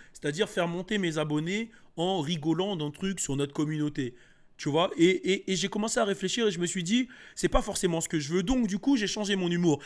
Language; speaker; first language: French; early bilingual, other home language; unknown